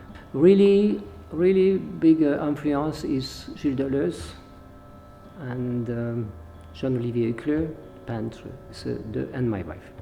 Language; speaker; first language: English; non-native, learner; Hungarian